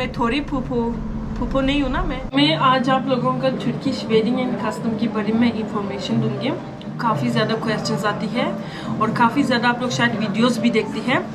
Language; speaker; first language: Urdu; non-native, fluent; Turkish